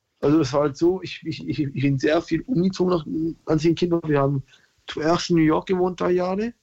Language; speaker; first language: German; early bilingual, other home language; English